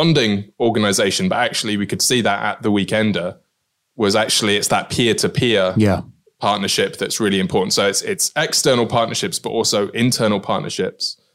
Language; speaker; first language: English; native; English